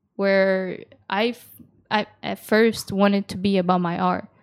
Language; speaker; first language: English; early bilingual, other home language; Japanese